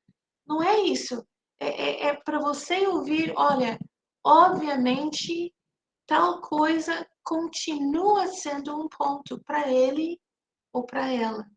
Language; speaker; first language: Portuguese; non-native, fluent; English